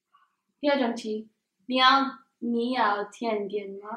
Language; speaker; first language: Chinese; non-native, learner; English